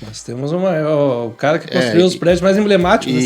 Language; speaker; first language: Portuguese; native; Portuguese